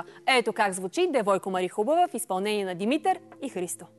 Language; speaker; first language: Bulgarian; native; Bulgarian